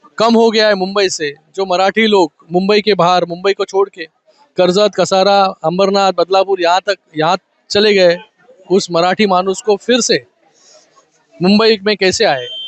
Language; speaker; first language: Hindi; non-native, local second language; Marathi